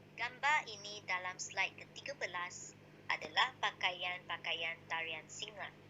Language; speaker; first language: Malay; non-native, local second language; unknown